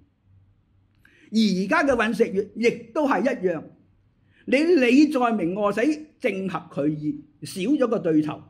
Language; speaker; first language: Chinese; native; Chinese